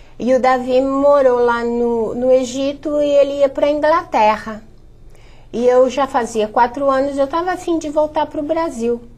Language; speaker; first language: Portuguese; native; Portuguese